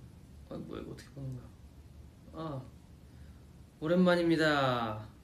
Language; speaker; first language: Korean; native; Korean